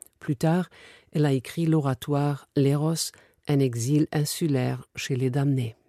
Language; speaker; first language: French; non-native, fluent; German